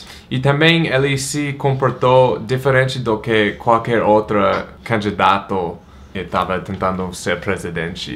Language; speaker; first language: Portuguese; non-native, fluent; English